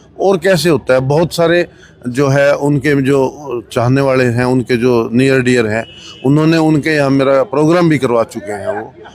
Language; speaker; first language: Hindi; native; Hindi